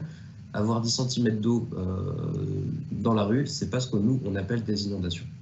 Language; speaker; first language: French; native; French